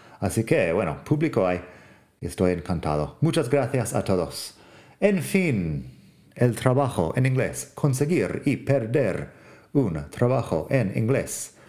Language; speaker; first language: Spanish; non-native, fluent; English